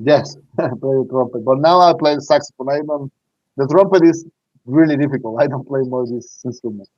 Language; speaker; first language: English; non-native, learner; Spanish